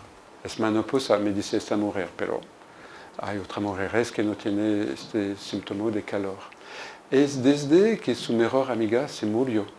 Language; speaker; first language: Spanish; non-native, fluent; French